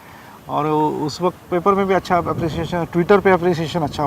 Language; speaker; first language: Hindi; non-native, local second language; Marathi